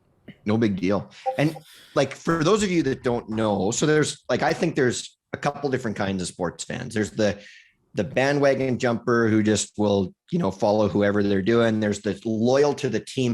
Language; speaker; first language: English; native; English